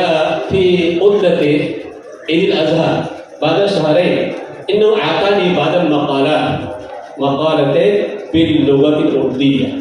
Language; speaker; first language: Arabic; non-native, fluent; Urdu